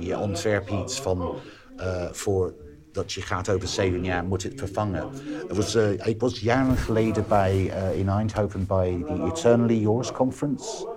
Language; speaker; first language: Dutch; non-native, fluent; English